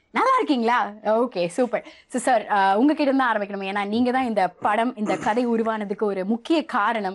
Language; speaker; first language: Tamil; native; Tamil